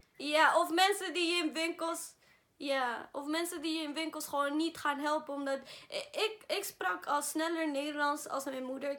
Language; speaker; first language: Dutch; early bilingual, other home language; Spanish